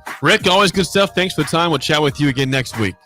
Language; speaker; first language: English; native; English